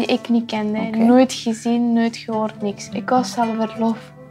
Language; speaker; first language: Dutch; early bilingual, other home language; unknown